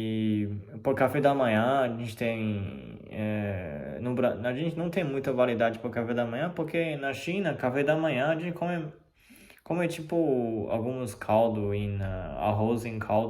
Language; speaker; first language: Portuguese; non-native, fluent; Chinese